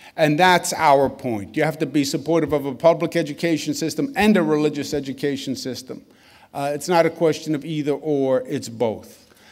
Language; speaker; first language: English; native; English